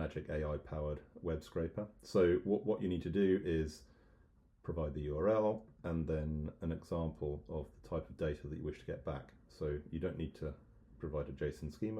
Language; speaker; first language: English; native; English